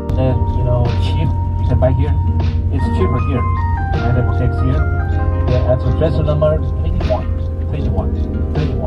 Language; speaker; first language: English; non-native, learner; Chinese